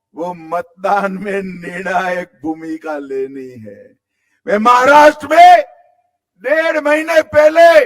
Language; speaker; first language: Hindi; non-native, local second language; Gujarati